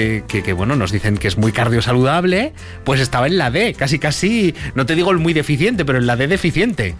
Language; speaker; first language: Spanish; native; Spanish